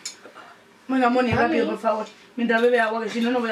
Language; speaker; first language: Spanish; native; Spanish